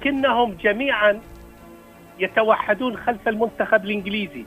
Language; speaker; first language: Arabic; native; Arabic